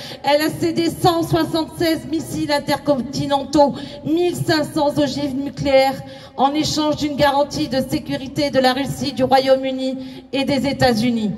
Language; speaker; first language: French; native; French